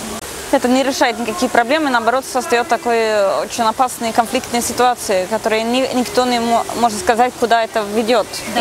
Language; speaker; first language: Russian; non-native, fluent; Swedish